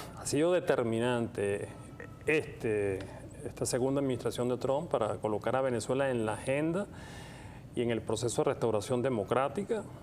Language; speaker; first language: Spanish; native; Spanish